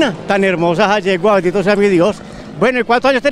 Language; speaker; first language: Spanish; native; Spanish